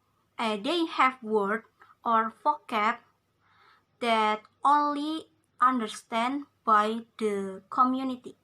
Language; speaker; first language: English; non-native, learner; Indonesian